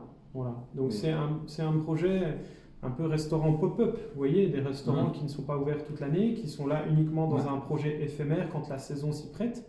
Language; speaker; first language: French; native; French